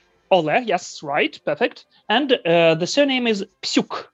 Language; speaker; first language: English; non-native, fluent; Ukrainian